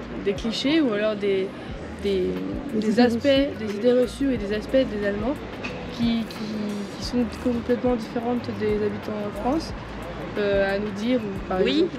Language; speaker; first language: French; native; French